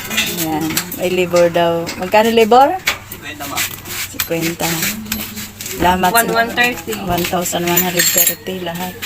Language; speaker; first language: Filipino; non-native, local second language; Waray